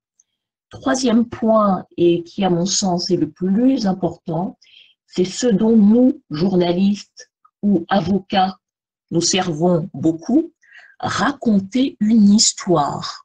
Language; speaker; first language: French; native; French